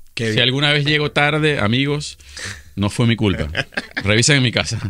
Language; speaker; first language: Spanish; native; Spanish